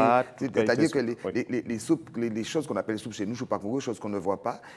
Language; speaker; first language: French; native; French